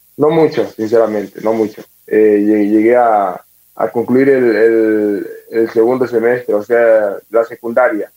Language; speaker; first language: Spanish; native; Spanish